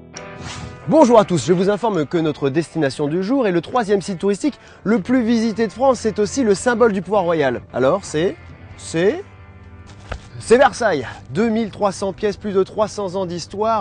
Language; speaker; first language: French; native; French